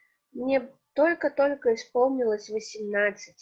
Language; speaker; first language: Russian; native; Russian